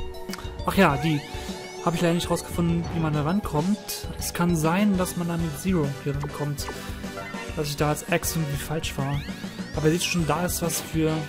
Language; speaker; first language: German; native; German